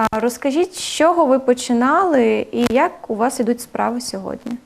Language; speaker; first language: Ukrainian; native; Ukrainian